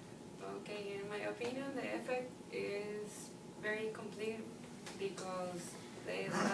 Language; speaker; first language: English; non-native, learner; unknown